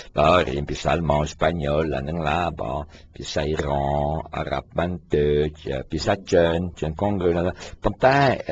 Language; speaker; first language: Khmer; non-native, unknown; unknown